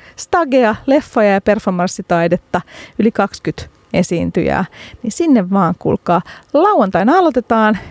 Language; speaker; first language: Finnish; native; Finnish